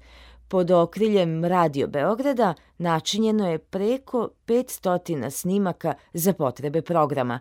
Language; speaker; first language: Serbian; native; Serbian